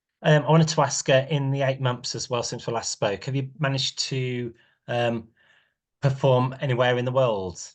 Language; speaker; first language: English; native; English